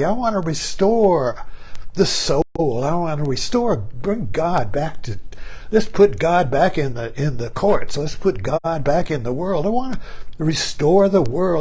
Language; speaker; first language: English; native; English